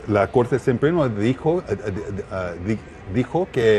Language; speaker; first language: Spanish; non-native, learner; English